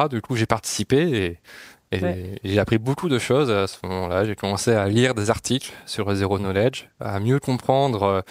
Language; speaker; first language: French; native; French